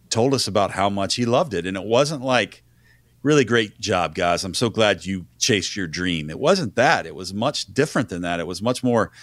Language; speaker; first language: English; native; English